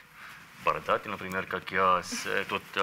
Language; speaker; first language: Russian; non-native, learner; Arabic